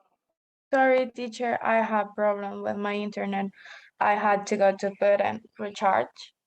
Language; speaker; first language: English; non-native, learner; Spanish